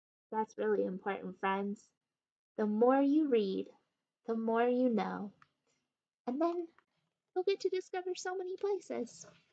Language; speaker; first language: English; native; English